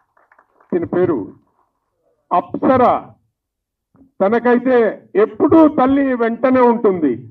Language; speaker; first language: Telugu; native; Telugu